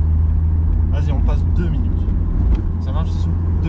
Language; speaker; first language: French; native; French